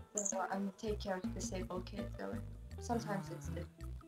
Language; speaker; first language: English; non-native, fluent; Turkish